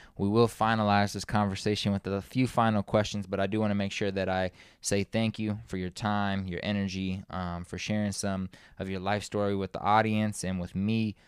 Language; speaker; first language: English; native; English